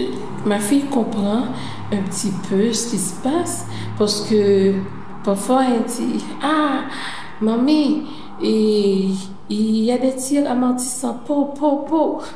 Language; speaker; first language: French; non-native, local second language; Haitian Creole